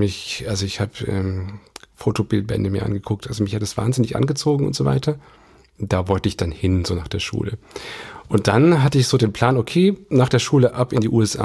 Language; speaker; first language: German; native; German